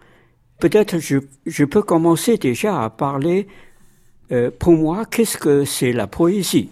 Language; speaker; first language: French; non-native, fluent; Chinese